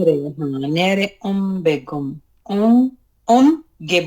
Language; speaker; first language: German; non-native, learner; Urdu